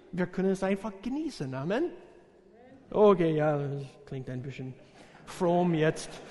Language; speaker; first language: German; non-native, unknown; English